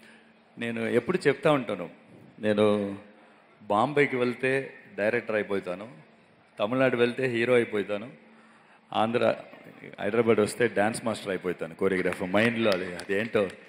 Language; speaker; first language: Telugu; non-native, local second language; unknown